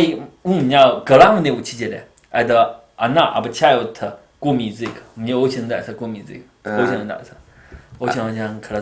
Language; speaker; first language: Russian; non-native, learner; Chinese